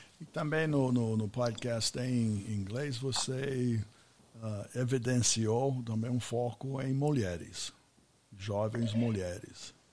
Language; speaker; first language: Portuguese; non-native, fluent; English